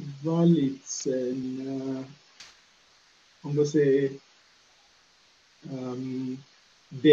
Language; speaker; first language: Finnish; non-native, learner; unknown